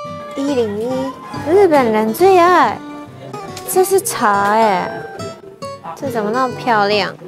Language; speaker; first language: Chinese; non-native, fluent; Japanese